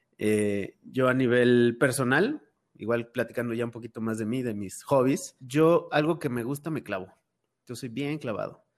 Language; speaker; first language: Spanish; native; Spanish